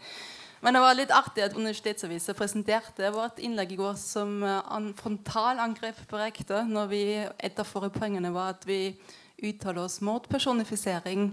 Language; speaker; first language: Norwegian; non-native, fluent; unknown